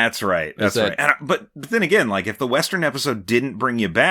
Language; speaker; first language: English; native; English